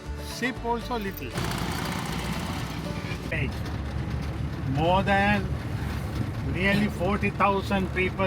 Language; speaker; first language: English; non-native, learner; Sinhala